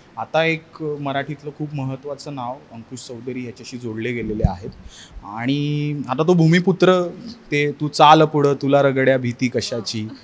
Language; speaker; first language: Marathi; native; Marathi